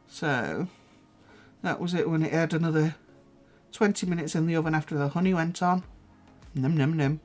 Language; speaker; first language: English; native; English